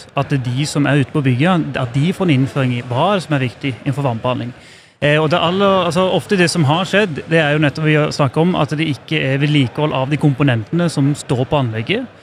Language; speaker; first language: Norwegian; native; Norwegian